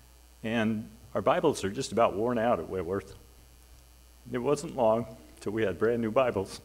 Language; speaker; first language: English; native; English